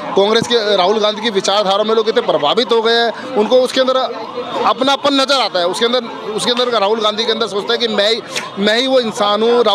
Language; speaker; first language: Hindi; native; Hindi